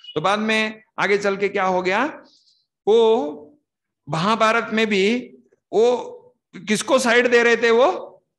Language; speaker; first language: Hindi; non-native, local second language; Kannada